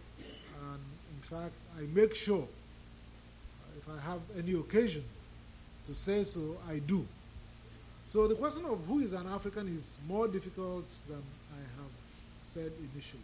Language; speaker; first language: English; non-native, local second language; Igbo